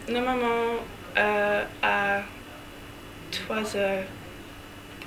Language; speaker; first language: French; non-native, learner; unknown